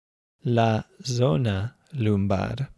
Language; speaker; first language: Spanish; non-native, learner; English